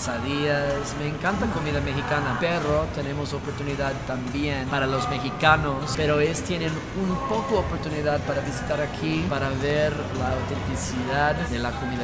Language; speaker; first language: Spanish; non-native, learner; English